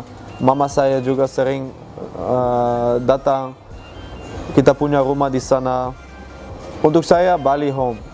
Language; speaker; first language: Indonesian; non-native, fluent; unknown